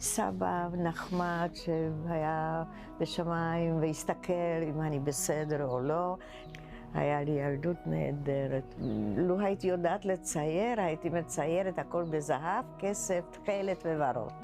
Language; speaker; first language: Hebrew; non-native, fluent; Czech